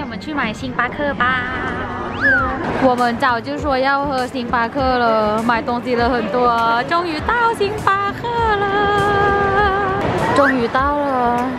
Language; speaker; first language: Chinese; non-native, fluent; Thai